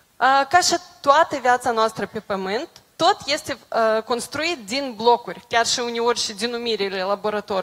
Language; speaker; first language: Romanian; non-native, local second language; Russian